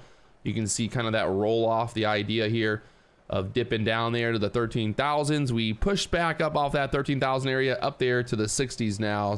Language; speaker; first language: English; native; English